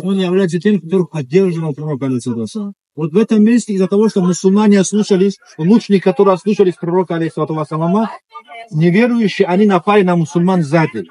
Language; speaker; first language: Russian; non-native, local second language; Tajik